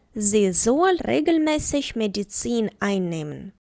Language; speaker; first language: German; non-native, fluent; Ukrainian